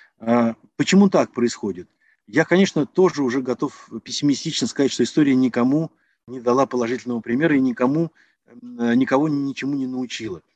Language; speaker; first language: Russian; native; Russian